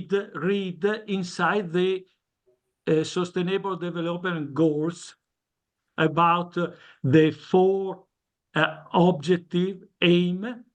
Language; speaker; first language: English; non-native, learner; Italian